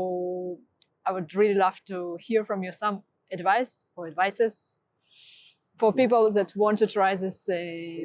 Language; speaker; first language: English; non-native, fluent; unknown